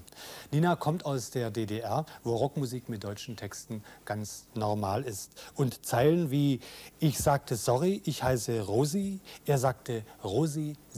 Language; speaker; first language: German; native; German